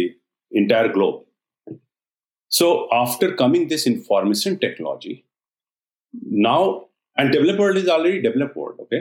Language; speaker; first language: English; non-native, local second language; Hindi